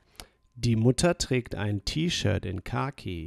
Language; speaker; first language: German; non-native, fluent; English